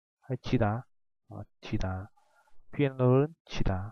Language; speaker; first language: Korean; non-native, fluent; Vietnamese